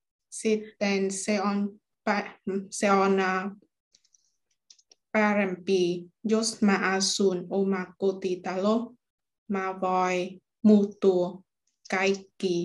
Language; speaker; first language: Finnish; non-native, learner; Vietnamese